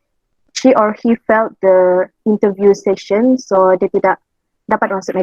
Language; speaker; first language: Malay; native; Malay